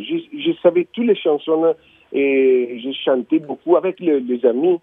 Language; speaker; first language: French; non-native, learner; Italian